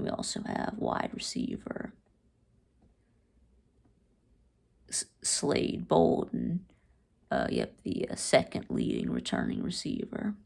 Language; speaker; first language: English; native; English